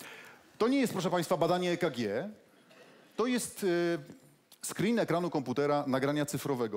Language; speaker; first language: Polish; native; Polish